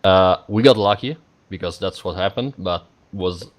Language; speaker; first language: English; non-native, fluent; Italian